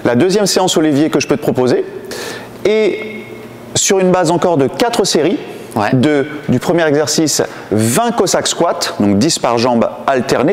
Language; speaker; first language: French; native; French